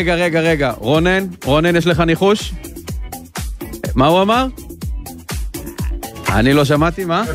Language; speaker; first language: Hebrew; native; Hebrew